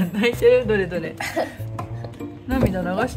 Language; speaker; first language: Japanese; native; Japanese